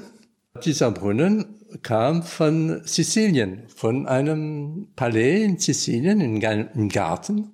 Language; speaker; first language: German; non-native, learner; French